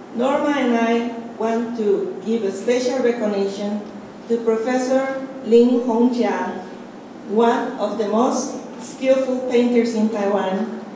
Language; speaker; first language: English; non-native, fluent; Spanish